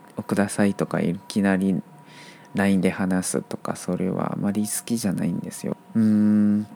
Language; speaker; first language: Japanese; non-native, fluent; Chinese